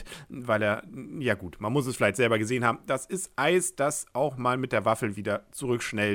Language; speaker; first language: German; native; German